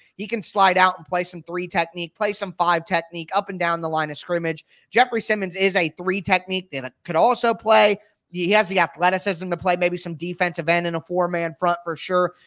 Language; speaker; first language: English; native; English